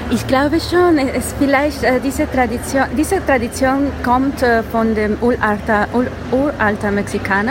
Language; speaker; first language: German; non-native, learner; Spanish